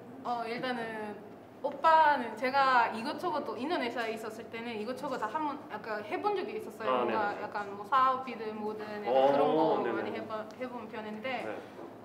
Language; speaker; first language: Korean; non-native, fluent; Indonesian